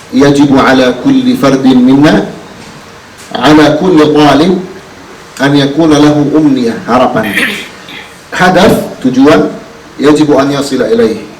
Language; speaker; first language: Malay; non-native, learner; Arabic